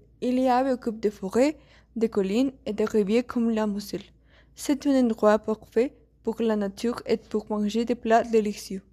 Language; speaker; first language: French; non-native, learner; Spanish